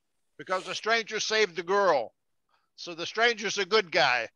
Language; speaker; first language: English; native; English